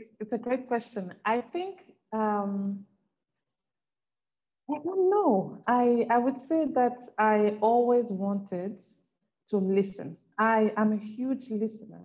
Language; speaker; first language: English; non-native, local second language; French